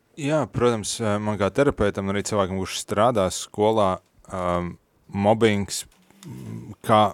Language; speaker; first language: Latvian; native; Latvian